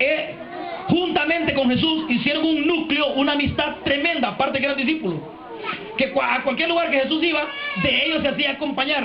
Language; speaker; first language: Spanish; native; Spanish